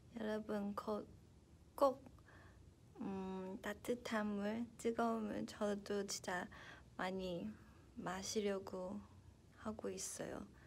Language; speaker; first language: Korean; non-native, fluent; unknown